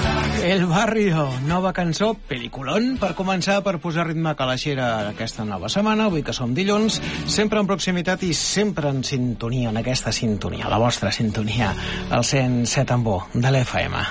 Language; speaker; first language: Catalan; native; Catalan